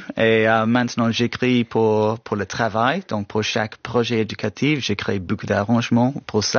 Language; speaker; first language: French; non-native, fluent; English